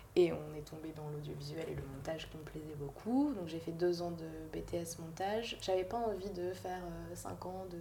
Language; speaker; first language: French; native; French